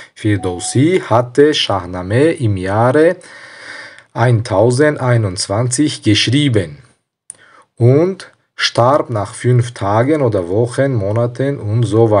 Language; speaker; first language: German; non-native, learner; Tajik